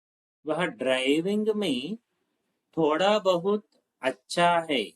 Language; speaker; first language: Hindi; non-native, local second language; Telugu